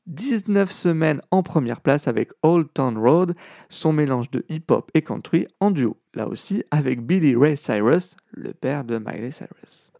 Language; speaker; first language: French; native; French